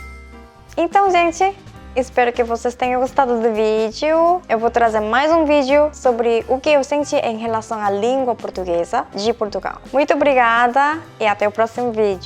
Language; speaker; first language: Portuguese; non-native, fluent; Korean